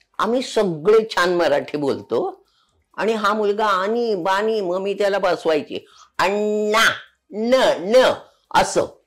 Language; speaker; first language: Marathi; non-native, local second language; Konkani